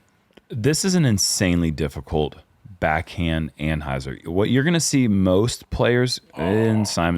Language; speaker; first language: English; native; English